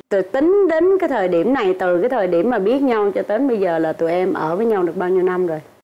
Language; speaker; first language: Vietnamese; native; Vietnamese